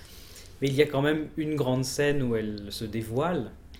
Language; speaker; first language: French; native; French